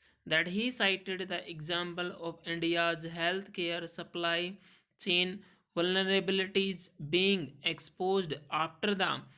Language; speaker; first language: English; non-native, local second language; Hindi